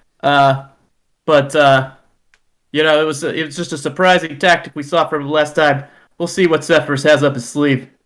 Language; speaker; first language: English; native; English